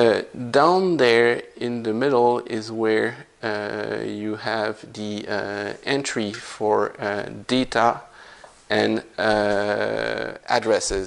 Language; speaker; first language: English; non-native, fluent; French